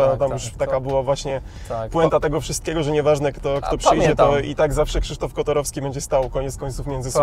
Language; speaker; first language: Polish; native; Polish